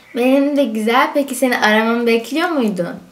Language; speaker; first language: Turkish; native; Turkish